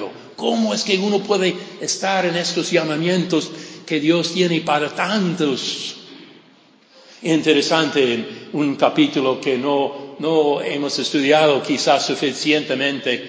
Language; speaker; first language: Spanish; non-native, fluent; English